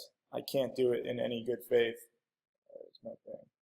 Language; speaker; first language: English; native; English